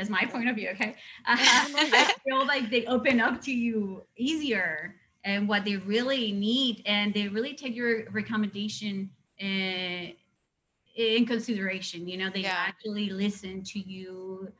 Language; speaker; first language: English; non-native, fluent; Spanish